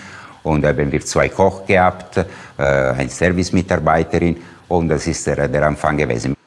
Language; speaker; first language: German; non-native, fluent; Italian